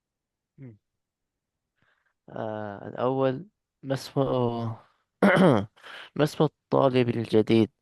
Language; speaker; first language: Arabic; non-native, learner; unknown